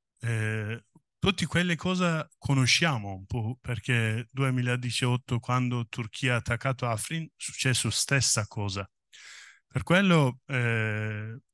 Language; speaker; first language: Italian; non-native, learner; Kurdish